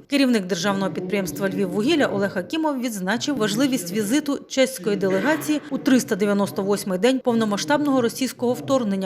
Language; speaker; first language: Ukrainian; native; Ukrainian